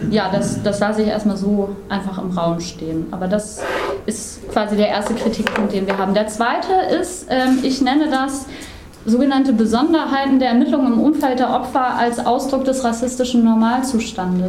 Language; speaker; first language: German; native; German